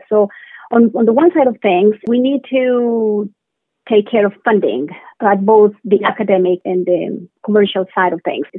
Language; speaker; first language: English; non-native, fluent; Spanish